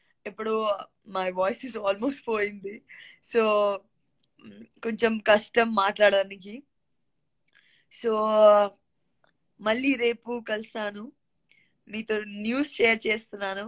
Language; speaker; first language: Telugu; non-native, learner; Gujarati